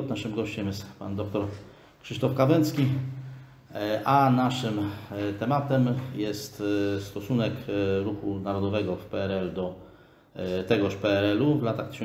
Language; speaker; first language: Polish; native; Polish